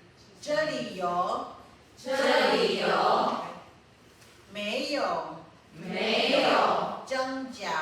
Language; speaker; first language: Chinese; non-native, fluent; Filipino